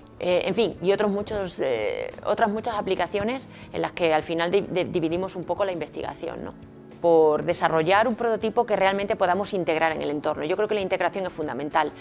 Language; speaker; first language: Spanish; native; Spanish